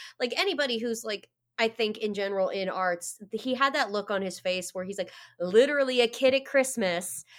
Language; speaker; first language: English; native; English